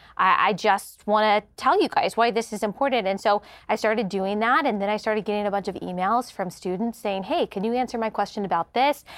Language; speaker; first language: English; native; English